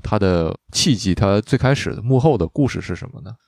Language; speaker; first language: Chinese; native; Chinese